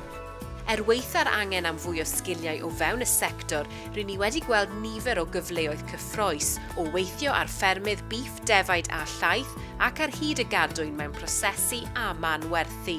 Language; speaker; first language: Welsh; native; Welsh